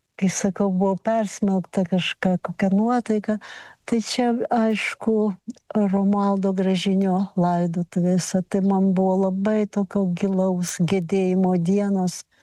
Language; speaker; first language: Lithuanian; native; Lithuanian